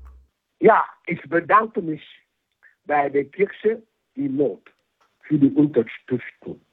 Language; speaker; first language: German; non-native, fluent; French